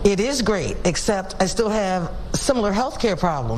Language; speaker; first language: English; native; English